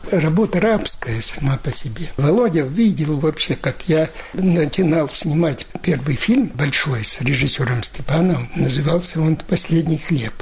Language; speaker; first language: Russian; native; Russian